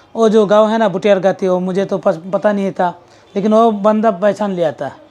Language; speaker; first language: Urdu; non-native, fluent; Bangla